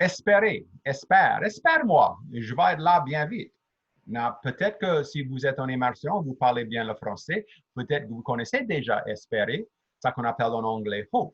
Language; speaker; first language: French; native; French